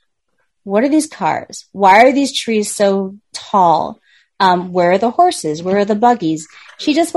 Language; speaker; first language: English; native; English